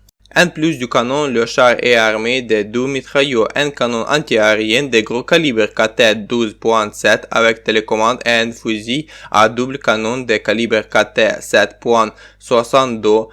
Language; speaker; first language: French; non-native, learner; Ukrainian